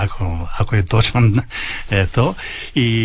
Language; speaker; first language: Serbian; early bilingual, heritage; Italian